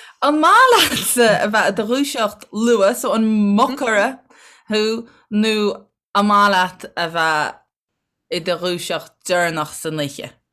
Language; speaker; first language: Irish; native; Irish